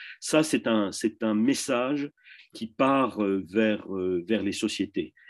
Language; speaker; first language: French; native; French